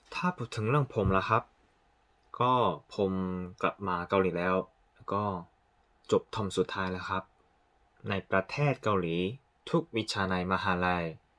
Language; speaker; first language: Thai; non-native, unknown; Korean